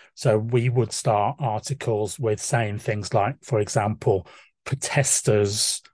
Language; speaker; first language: English; native; English